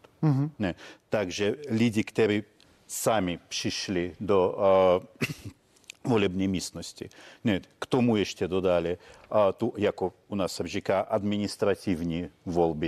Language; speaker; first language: Czech; non-native, fluent; Russian